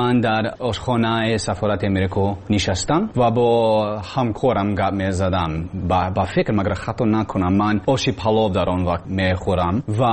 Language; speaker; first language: Persian; non-native, learner; English